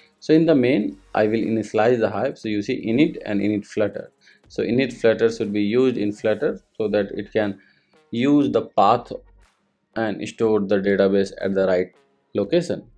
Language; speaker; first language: English; non-native, local second language; Hindi